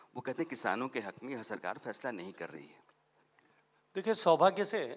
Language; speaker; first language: Hindi; native; Hindi